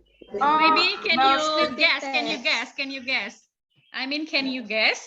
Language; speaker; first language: English; non-native, fluent; Indonesian